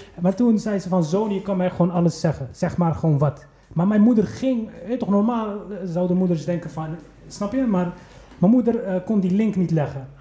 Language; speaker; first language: Dutch; early bilingual, other home language; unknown